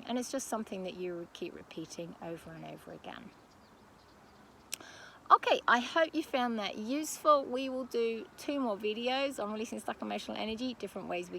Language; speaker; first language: English; native; English